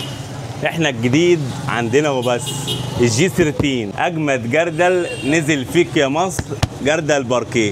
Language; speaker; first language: Arabic; native; Arabic